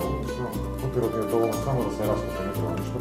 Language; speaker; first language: Macedonian; native; Macedonian